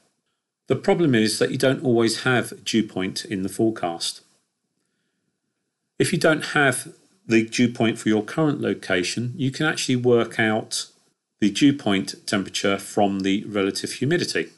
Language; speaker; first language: English; native; English